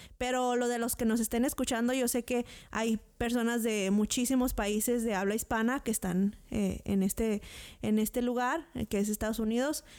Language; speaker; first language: Spanish; native; Spanish